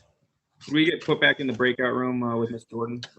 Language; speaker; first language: English; native; English